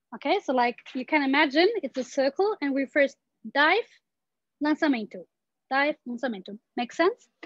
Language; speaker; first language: English; non-native, fluent; German